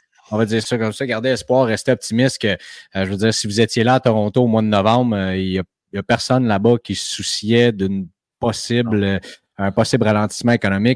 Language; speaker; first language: French; native; French